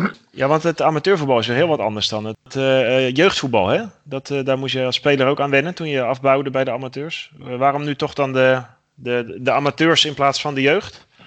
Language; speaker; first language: Dutch; native; Dutch